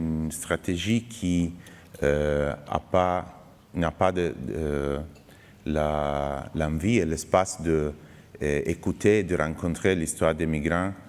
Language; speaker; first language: French; non-native, fluent; Italian